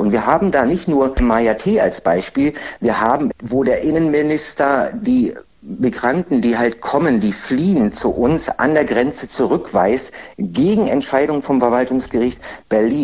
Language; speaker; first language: German; native; German